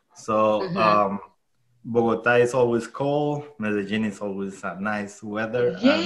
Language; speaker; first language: English; non-native, fluent; Spanish